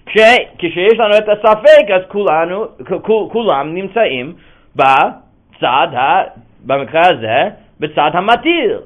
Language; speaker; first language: Hebrew; non-native, fluent; English